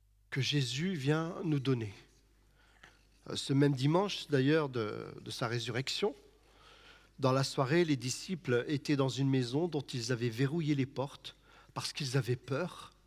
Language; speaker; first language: French; native; French